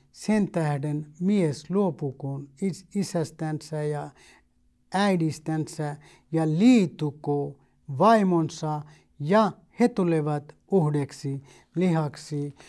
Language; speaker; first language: Finnish; non-native, fluent; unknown